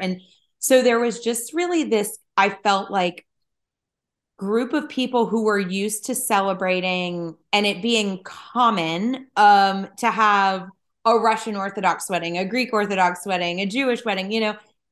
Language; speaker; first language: English; native; English